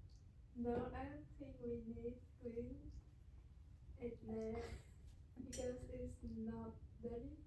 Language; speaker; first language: English; non-native, learner; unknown